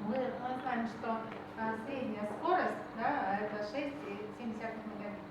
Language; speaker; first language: Russian; native; Russian